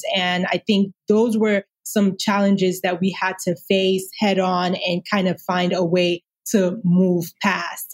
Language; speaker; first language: English; non-native, local second language; Yoruba